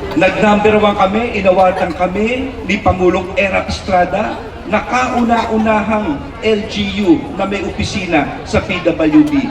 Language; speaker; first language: Filipino; native; Filipino